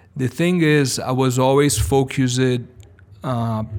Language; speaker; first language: English; non-native, fluent; Portuguese